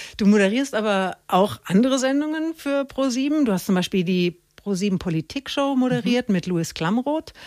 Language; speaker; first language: German; native; German